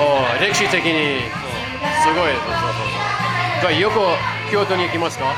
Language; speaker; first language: Japanese; non-native, learner; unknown